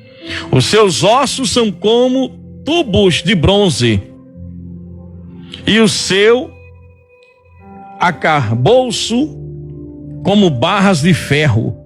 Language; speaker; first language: Portuguese; native; Portuguese